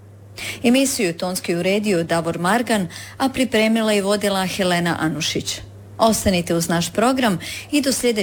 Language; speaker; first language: Serbian; native; Serbian